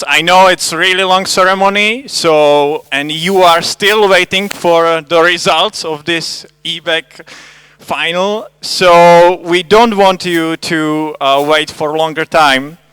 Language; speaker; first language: English; non-native, fluent; Czech